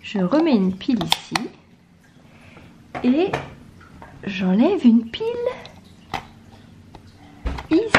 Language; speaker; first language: French; native; French